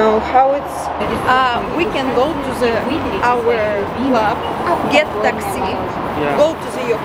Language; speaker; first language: English; non-native, learner; Russian